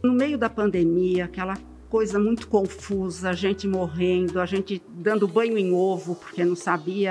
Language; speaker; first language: Portuguese; native; Portuguese